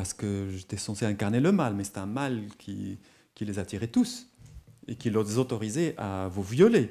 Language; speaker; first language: French; non-native, local second language; Arabic